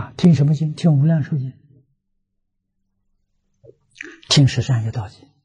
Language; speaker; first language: Chinese; native; Chinese